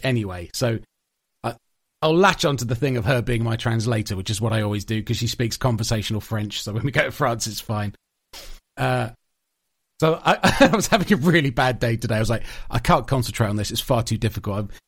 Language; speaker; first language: English; native; English